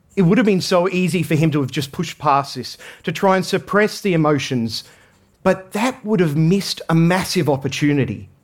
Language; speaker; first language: English; native; English